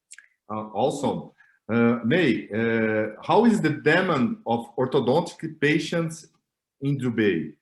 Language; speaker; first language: English; non-native, learner; Portuguese